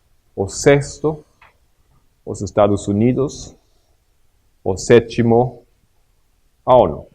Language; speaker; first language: Portuguese; non-native, fluent; Spanish